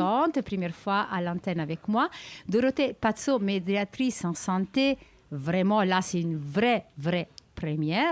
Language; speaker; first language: French; native; French